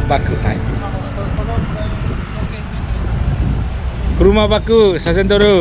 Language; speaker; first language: Japanese; non-native, learner; Indonesian